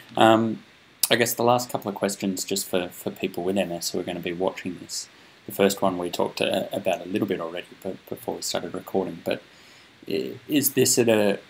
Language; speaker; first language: English; native; English